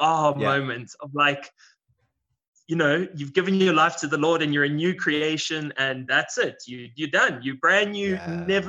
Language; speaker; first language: English; native; English